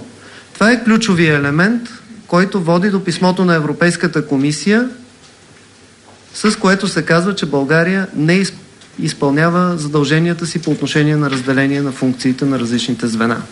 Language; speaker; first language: Bulgarian; native; Bulgarian